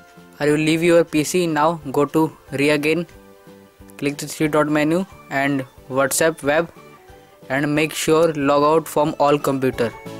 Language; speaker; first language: English; non-native, learner; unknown